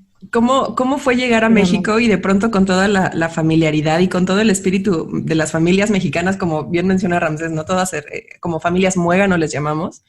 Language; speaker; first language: Spanish; native; Spanish